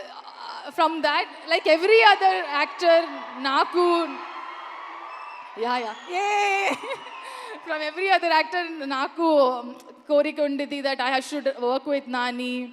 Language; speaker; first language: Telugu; non-native, learner; Kannada